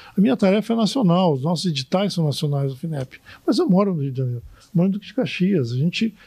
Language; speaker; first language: Portuguese; native; Portuguese